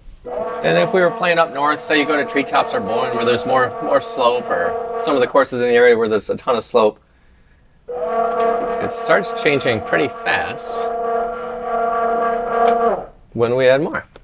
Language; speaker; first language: English; native; English